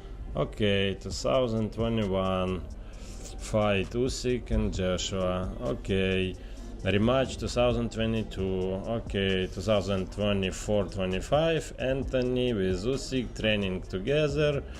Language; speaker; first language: English; non-native, learner; Ukrainian